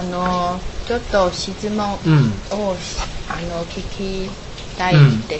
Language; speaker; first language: Japanese; non-native, learner; Chinese